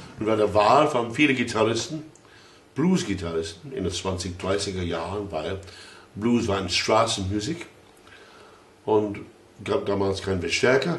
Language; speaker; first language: German; non-native, fluent; English